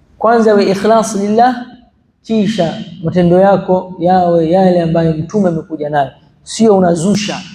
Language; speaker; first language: Swahili; native; Swahili